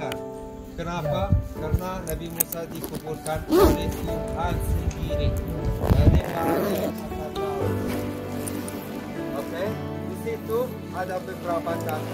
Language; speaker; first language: Indonesian; non-native, fluent; Arabic